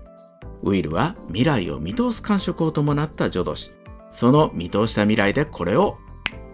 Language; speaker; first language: Japanese; native; Japanese